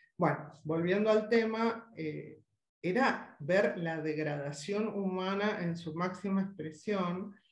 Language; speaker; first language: Spanish; native; Spanish